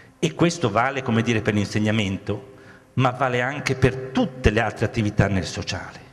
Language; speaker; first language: Italian; native; Italian